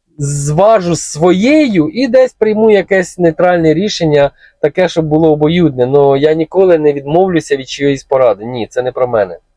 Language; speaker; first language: Ukrainian; non-native, local second language; Russian